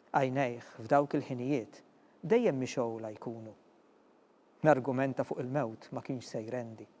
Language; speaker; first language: Maltese; native; Maltese